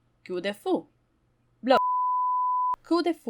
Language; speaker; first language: French; non-native, fluent; Spanish